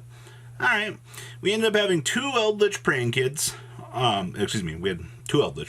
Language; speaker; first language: English; native; English